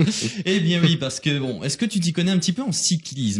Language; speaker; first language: French; native; French